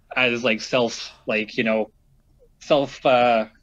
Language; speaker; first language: English; native; English